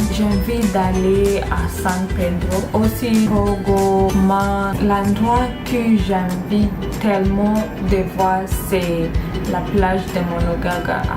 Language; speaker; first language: French; non-native, learner; Swahili